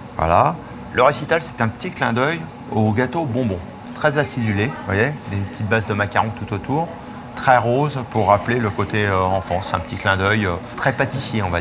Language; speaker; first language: French; native; French